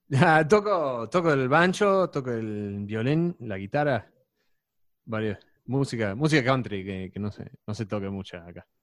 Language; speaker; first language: Spanish; non-native, fluent; English